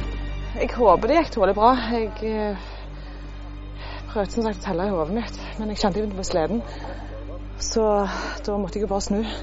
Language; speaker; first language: Norwegian; native; Norwegian